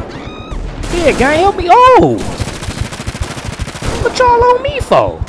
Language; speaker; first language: English; native; English